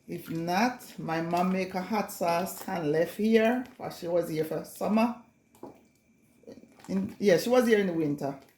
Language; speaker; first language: English; non-native, local second language; Jamaican Creole English